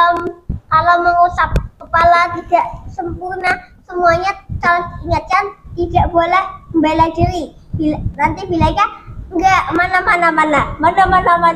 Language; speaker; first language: Indonesian; native; Indonesian